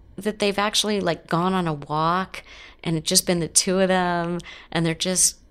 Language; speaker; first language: English; native; English